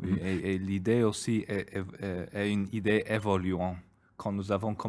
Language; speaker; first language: French; non-native, fluent; Spanish